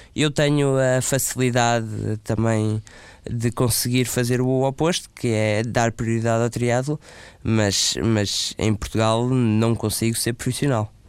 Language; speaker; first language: Portuguese; native; Portuguese